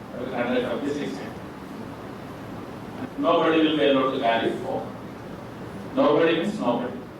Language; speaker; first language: English; non-native, local second language; Telugu